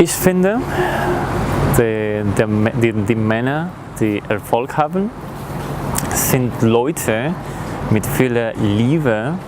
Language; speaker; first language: German; non-native, learner; Spanish